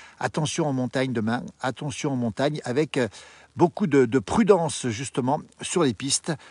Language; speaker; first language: French; native; French